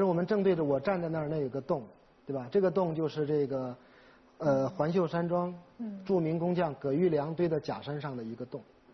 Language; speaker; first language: Chinese; native; Chinese